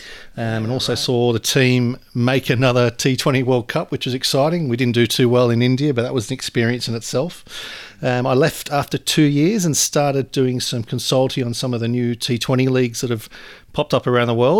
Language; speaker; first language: English; native; English